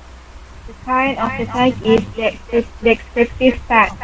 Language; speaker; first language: English; non-native, learner; Indonesian